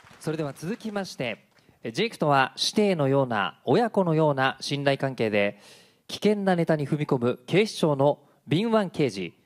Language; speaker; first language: Japanese; native; Japanese